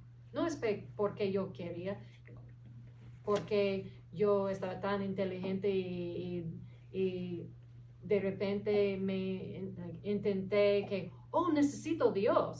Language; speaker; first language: Spanish; non-native, fluent; English